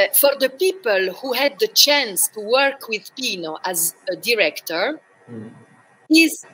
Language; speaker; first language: English; non-native, learner; French